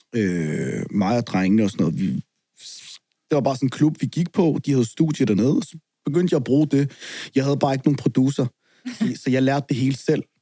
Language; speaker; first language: Danish; early bilingual, other home language; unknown